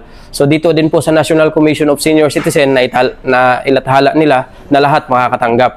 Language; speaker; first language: Filipino; native; Filipino